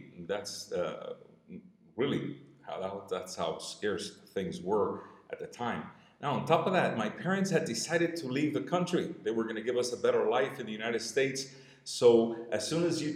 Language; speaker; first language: English; non-native, fluent; Spanish